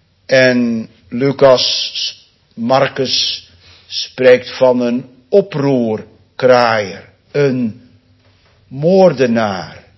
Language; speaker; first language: Dutch; native; Dutch